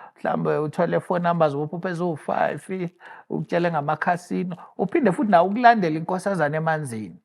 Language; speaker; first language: Zulu; native; Zulu